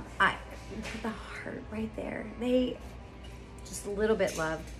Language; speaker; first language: English; native; English